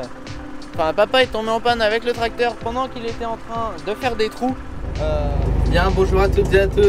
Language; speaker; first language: French; native; French